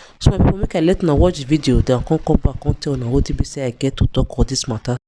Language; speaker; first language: Nigerian Pidgin; native; Nigerian Pidgin